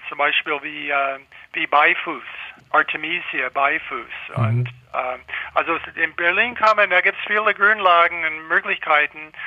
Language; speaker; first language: German; non-native, fluent; English